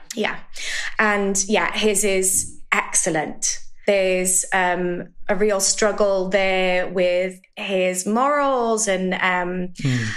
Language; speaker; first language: English; native; English